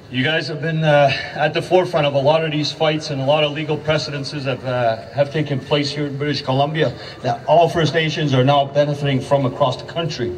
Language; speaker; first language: English; native; English